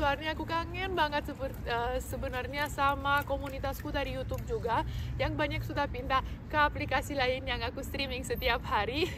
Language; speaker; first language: Indonesian; non-native, fluent; Romanian